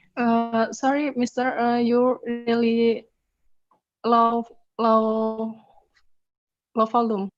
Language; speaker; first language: English; non-native, learner; Indonesian